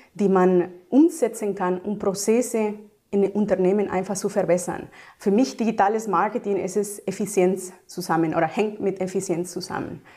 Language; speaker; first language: German; non-native, fluent; Spanish